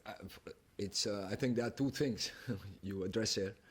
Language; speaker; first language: English; non-native, fluent; Dutch